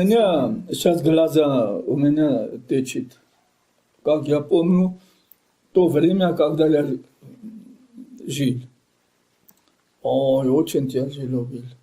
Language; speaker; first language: Russian; non-native, local second language; Armenian